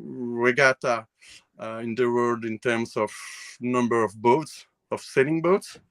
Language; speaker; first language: English; non-native, learner; French